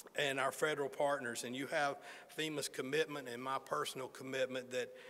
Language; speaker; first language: English; native; English